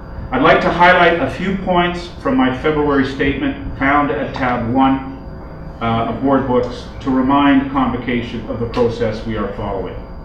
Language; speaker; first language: English; native; English